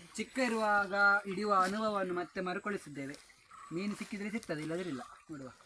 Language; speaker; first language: Kannada; non-native, local second language; Konkani